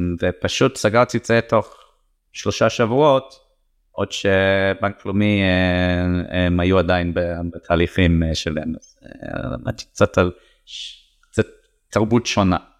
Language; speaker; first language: Hebrew; non-native, fluent; English